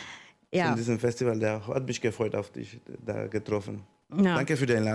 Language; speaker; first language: German; non-native, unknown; Spanish